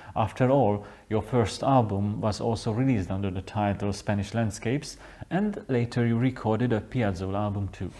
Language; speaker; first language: English; non-native, fluent; Hungarian